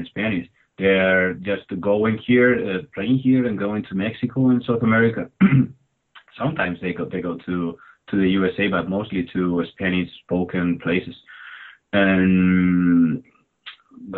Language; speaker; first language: English; non-native, fluent; Spanish